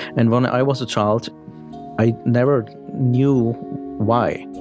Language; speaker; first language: English; early bilingual, heritage; German